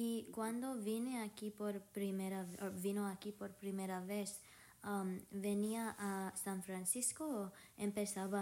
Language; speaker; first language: Spanish; non-native, learner; English